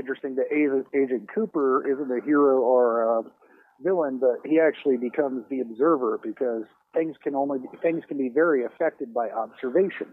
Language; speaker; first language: English; native; English